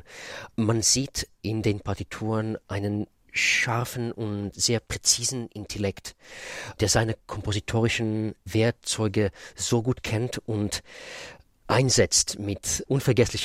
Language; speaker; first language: German; non-native, fluent; Russian